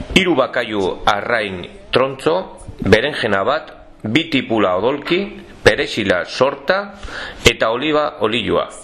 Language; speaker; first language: Basque; non-native, local second language; Spanish